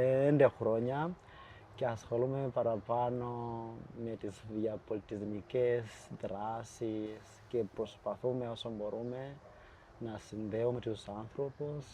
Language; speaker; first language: Greek; non-native, fluent; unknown